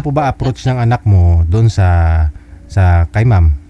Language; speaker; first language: Filipino; native; Filipino